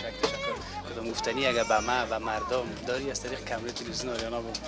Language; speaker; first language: Persian; native; Persian